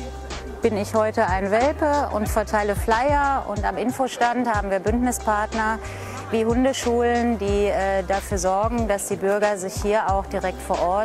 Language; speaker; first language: German; native; German